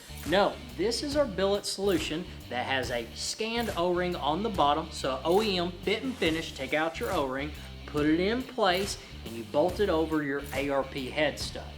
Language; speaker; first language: English; native; English